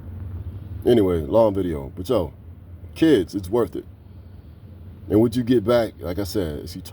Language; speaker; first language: English; native; English